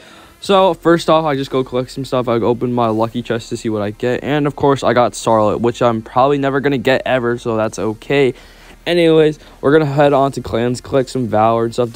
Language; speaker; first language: English; native; English